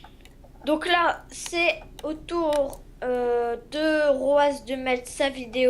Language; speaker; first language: French; native; French